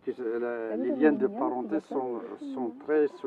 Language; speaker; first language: French; non-native, local second language; Arabic